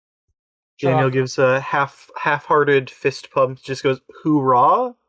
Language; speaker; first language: English; native; English